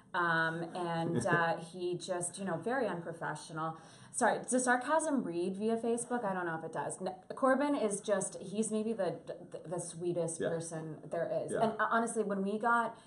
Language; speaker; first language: English; native; English